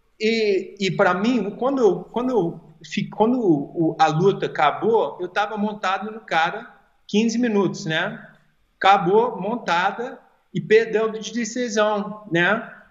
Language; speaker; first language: Portuguese; early bilingual, heritage; English